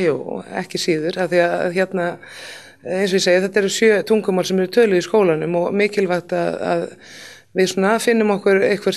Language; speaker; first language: Icelandic; native; Icelandic